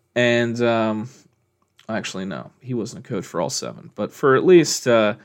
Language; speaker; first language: English; native; English